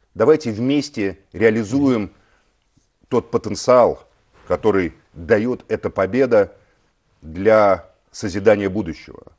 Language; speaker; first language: Russian; native; Russian